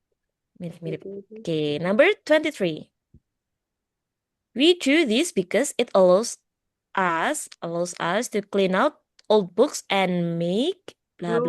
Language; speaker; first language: English; non-native, learner; Indonesian